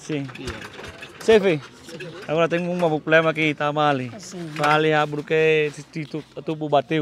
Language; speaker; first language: Portuguese; non-native, learner; Vietnamese